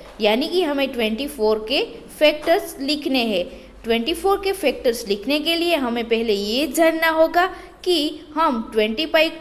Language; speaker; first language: Hindi; non-native, local second language; Gujarati